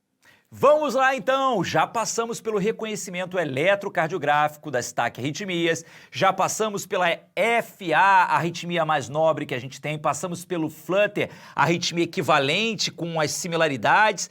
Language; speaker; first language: Portuguese; native; Portuguese